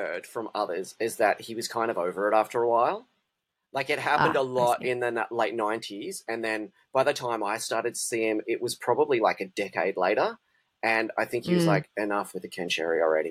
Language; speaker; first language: English; native; English